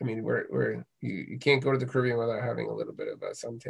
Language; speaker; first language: English; native; English